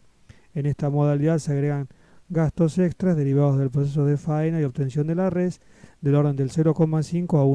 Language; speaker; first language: Spanish; native; Spanish